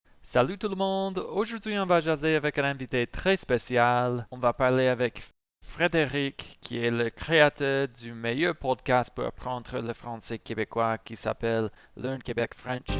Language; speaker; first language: French; non-native, fluent; English